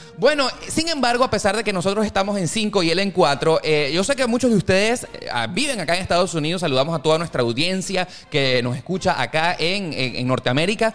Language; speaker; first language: Spanish; native; Spanish